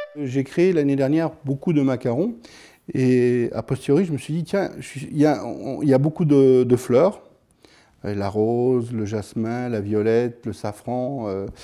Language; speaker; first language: French; native; French